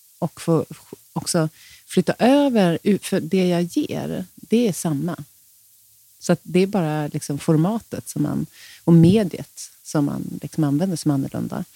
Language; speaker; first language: Swedish; native; Swedish